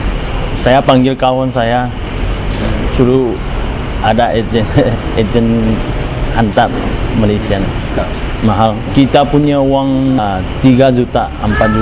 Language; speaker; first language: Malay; non-native, learner; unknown